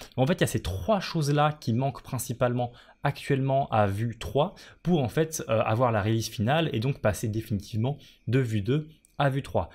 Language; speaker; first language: French; native; French